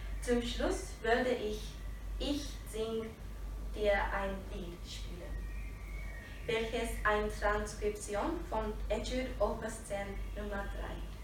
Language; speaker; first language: German; non-native, fluent; Japanese